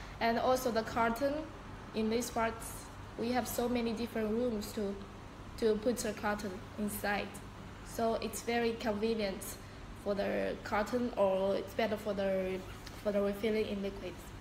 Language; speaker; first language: English; non-native, learner; Chinese